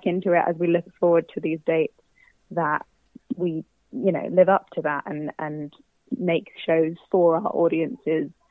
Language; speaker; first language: English; native; English